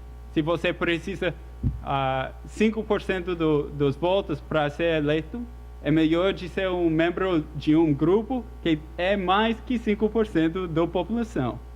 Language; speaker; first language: Portuguese; non-native, fluent; English